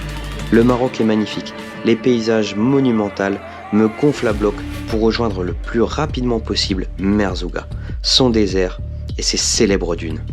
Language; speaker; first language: French; native; French